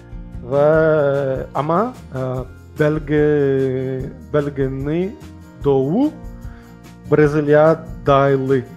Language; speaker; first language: Turkish; non-native, learner; Portuguese